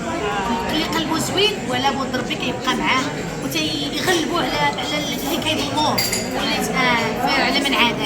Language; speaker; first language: Arabic; native; Arabic